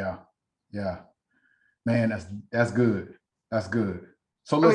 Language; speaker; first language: English; native; English